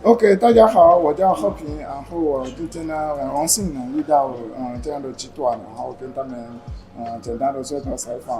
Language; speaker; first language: Chinese; non-native, fluent; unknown